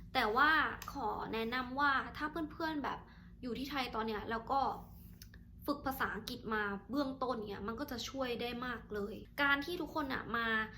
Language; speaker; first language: Thai; native; Thai